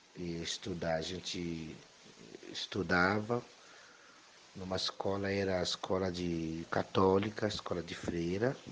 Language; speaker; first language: Portuguese; non-native, fluent; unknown